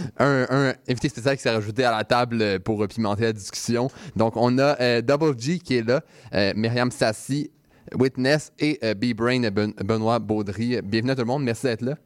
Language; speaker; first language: French; native; French